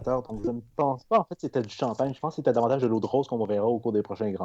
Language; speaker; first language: French; native; French